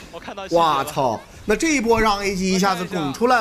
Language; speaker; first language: Chinese; native; Chinese